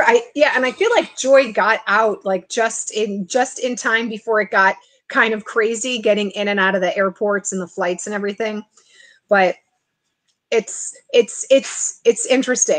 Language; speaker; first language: English; native; English